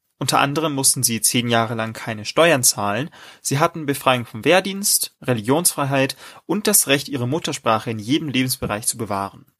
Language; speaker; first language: German; native; German